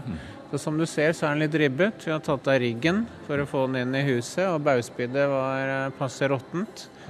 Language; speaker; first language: Norwegian; native; Norwegian